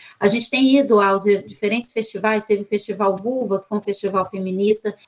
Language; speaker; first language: Portuguese; native; Portuguese